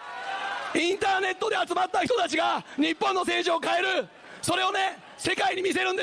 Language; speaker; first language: Japanese; native; Japanese